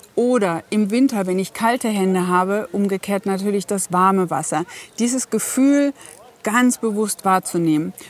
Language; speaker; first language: German; native; German